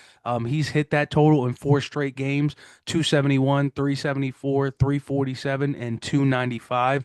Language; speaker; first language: English; native; English